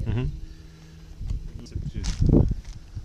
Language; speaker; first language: Russian; native; Russian